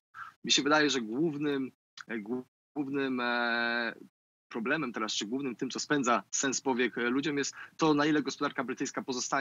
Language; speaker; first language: Polish; native; Polish